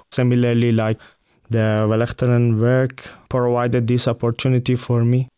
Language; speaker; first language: English; non-native, fluent; Persian